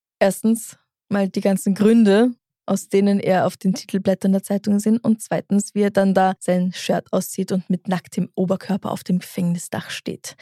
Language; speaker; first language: German; native; German